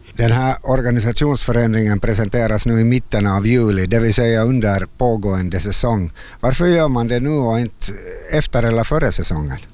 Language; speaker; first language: Swedish; native; Swedish